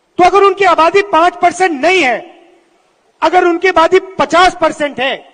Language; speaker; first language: Hindi; native; Hindi